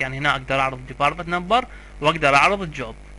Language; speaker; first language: Arabic; native; Arabic